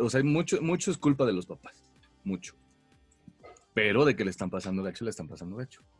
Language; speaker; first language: Spanish; native; Spanish